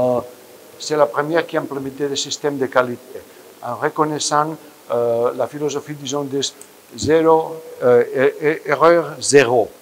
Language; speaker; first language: French; non-native, fluent; Spanish